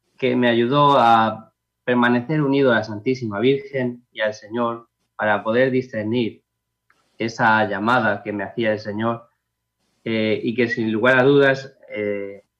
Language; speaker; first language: Spanish; native; Spanish